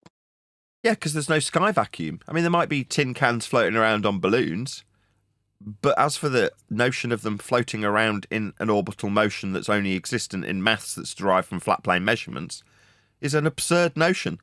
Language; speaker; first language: English; native; English